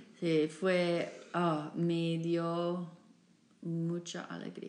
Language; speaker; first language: Spanish; non-native, fluent; English